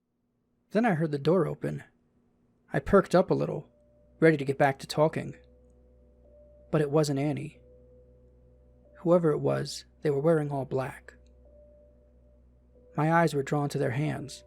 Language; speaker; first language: English; native; English